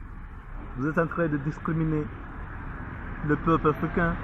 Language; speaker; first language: French; non-native, learner; Portuguese